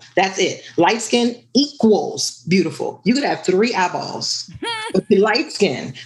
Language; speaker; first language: English; native; English